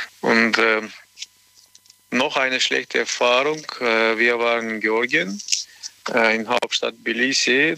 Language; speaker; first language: German; non-native, learner; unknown